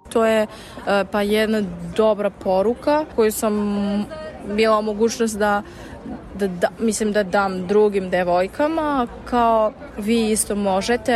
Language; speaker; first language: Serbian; non-native, learner; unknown